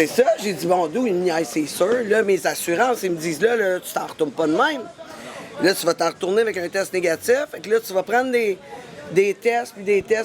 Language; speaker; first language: French; native; French